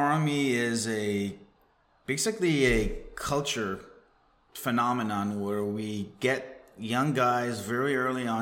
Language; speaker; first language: English; non-native, fluent; Hebrew